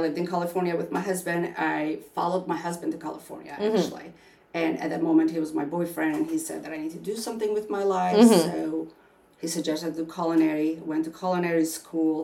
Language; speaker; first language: English; non-native, fluent; Albanian